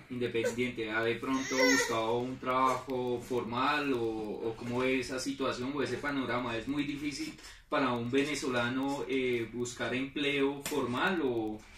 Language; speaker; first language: Spanish; native; Spanish